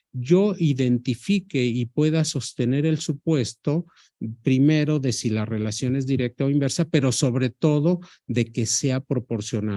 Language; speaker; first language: Spanish; native; Spanish